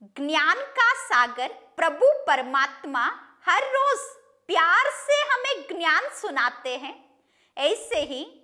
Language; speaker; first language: Hindi; non-native, local second language; Kannada